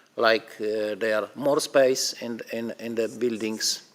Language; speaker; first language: English; non-native, fluent; Polish